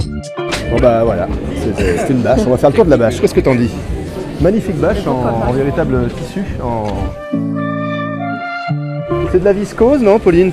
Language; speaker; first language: French; native; French